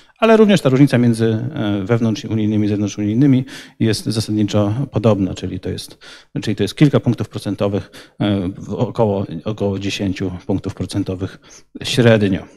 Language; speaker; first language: Polish; native; Polish